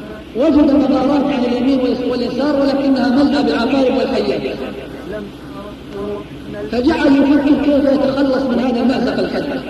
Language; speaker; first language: Arabic; native; Arabic